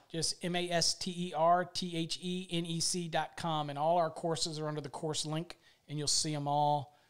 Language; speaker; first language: English; native; English